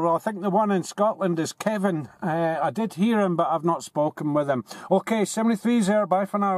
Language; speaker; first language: English; native; English